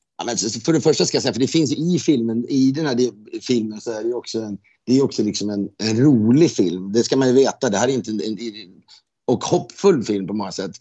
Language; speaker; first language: Swedish; native; Swedish